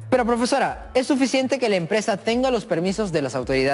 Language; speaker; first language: Spanish; native; Spanish